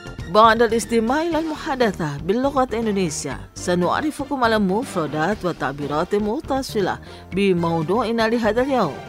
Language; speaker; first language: Arabic; non-native, fluent; Indonesian